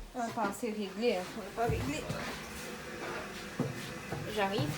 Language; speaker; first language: French; native; French